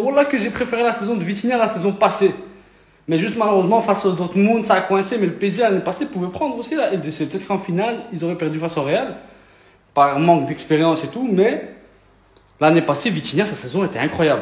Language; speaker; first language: French; native; French